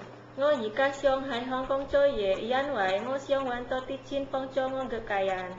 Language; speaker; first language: Cantonese; non-native, learner; Indonesian